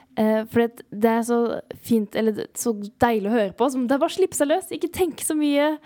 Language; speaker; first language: Norwegian; native; Norwegian